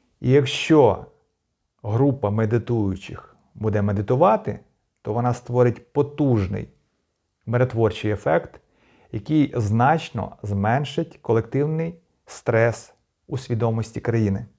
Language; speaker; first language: Ukrainian; native; Ukrainian